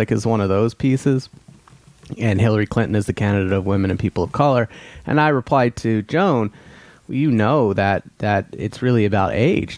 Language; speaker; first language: English; native; English